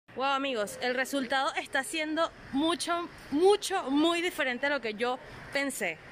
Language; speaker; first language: Spanish; native; Spanish